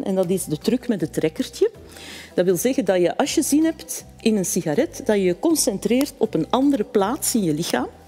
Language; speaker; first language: Dutch; native; Dutch